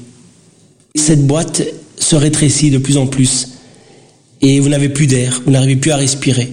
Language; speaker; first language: French; early bilingual, other home language; Portuguese